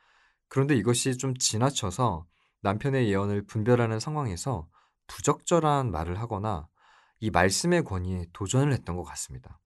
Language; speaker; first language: Korean; native; Korean